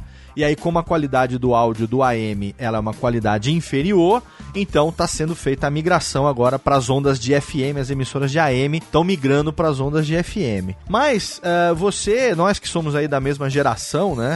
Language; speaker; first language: Portuguese; native; Portuguese